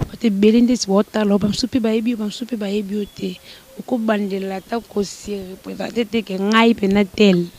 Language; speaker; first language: Lingala; native; Lingala